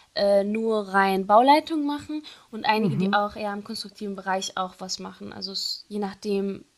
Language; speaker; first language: German; non-native, fluent; Arabic